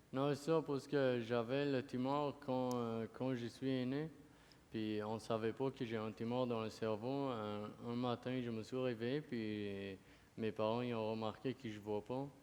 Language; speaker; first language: French; early bilingual, other home language; Kurdish